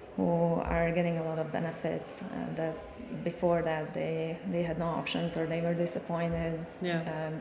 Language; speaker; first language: English; non-native, fluent; Hungarian